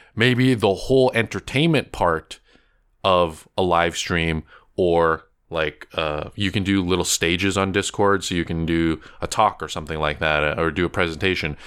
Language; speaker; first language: English; native; English